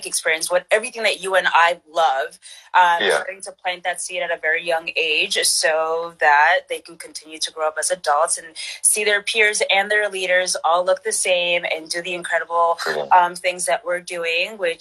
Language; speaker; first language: English; native; English